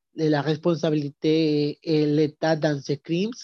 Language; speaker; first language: French; non-native, learner; Spanish